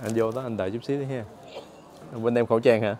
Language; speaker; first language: Vietnamese; native; Vietnamese